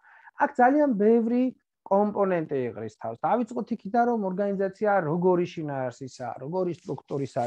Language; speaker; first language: Georgian; native; Georgian